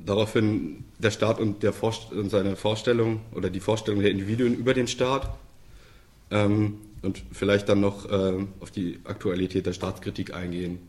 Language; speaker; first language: German; native; German